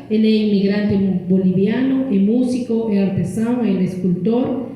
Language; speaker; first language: Portuguese; non-native, fluent; Spanish